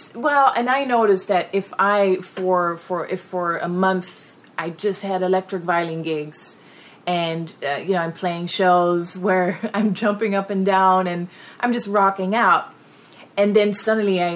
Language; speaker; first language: English; non-native, fluent; Dutch